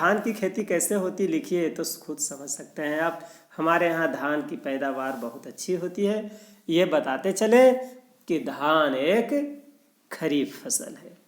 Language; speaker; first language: Hindi; non-native, local second language; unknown